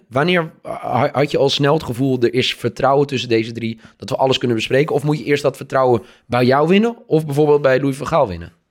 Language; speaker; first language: Dutch; native; Dutch